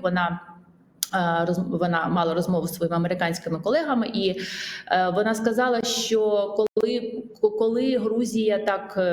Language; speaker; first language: Ukrainian; non-native, fluent; Georgian